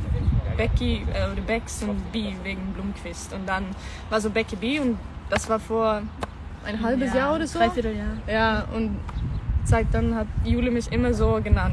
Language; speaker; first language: German; non-native, fluent; Swedish